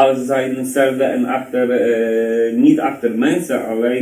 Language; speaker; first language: Dutch; non-native, learner; Polish